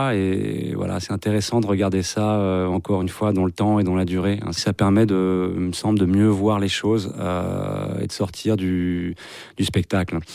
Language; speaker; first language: French; native; French